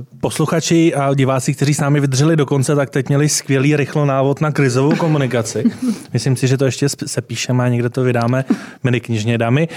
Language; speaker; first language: Czech; native; Czech